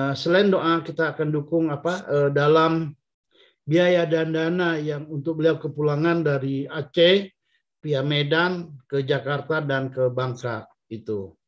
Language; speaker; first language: Indonesian; native; Indonesian